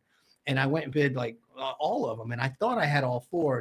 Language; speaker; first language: English; native; English